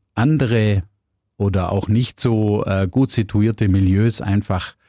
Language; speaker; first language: German; native; German